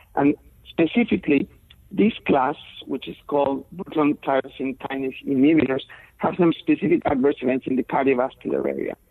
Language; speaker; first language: English; non-native, fluent; Spanish